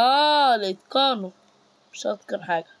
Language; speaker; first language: Arabic; native; Arabic